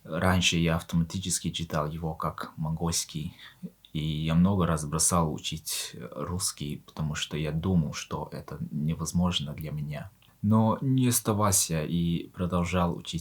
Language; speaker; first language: Russian; non-native, fluent; Mongolian